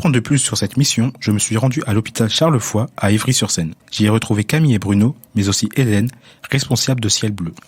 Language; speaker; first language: French; native; French